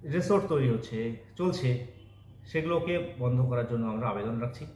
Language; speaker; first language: Bangla; non-native, local second language; Rangpuri